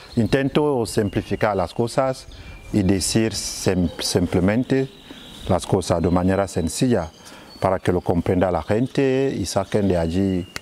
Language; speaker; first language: Spanish; non-native, fluent; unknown